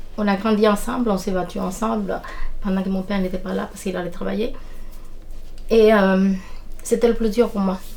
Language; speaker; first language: French; non-native, fluent; Spanish